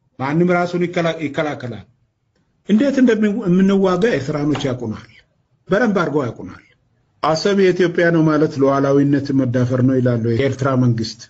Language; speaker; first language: Amharic; non-native, local second language; Oromo